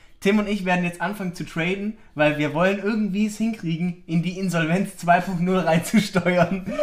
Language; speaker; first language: German; native; German